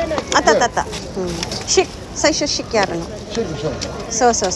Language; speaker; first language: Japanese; non-native, learner; Filipino